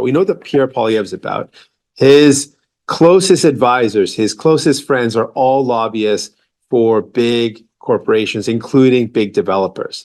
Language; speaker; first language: English; native; English